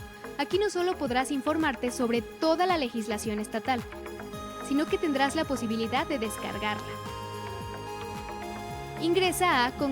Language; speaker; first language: Spanish; native; Spanish